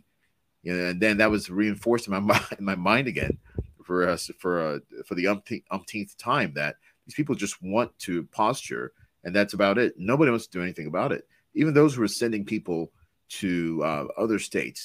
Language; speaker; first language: English; non-native, local second language; Yoruba